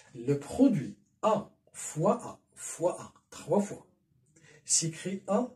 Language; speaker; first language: French; non-native, local second language; Arabic